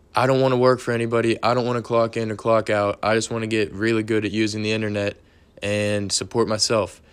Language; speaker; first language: English; native; English